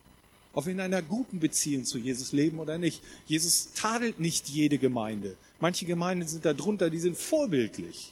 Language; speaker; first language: German; native; German